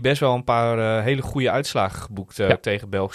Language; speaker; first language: Dutch; native; Dutch